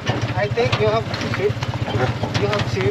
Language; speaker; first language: English; non-native, local second language; Cebuano